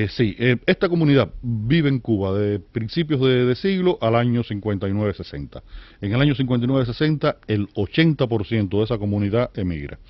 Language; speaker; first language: Spanish; native; Spanish